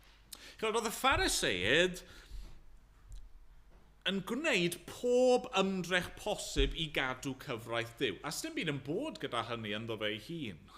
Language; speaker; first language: Welsh; native; Welsh